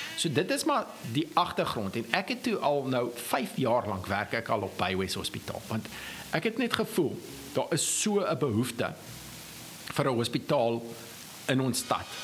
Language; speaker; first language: Afrikaans; non-native, local second language; English